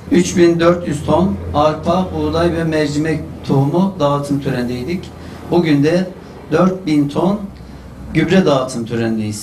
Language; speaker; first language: Turkish; native; Turkish